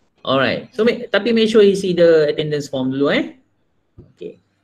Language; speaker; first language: English; non-native, local second language; Malay